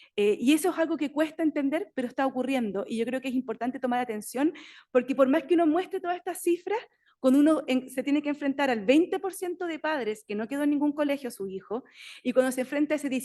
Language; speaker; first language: Spanish; native; Spanish